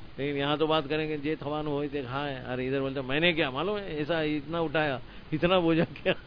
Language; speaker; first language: Hindi; non-native, local second language; Gujarati